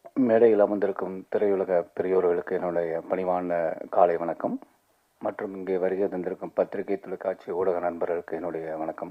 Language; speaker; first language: Tamil; native; Tamil